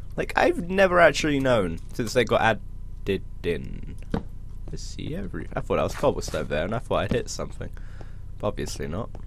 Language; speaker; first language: English; native; English